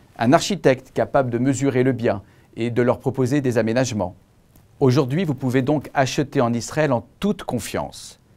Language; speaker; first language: French; native; French